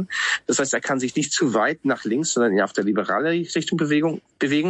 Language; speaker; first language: German; non-native, fluent; English